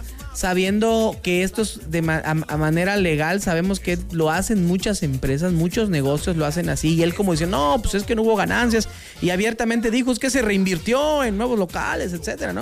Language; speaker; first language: Spanish; native; Spanish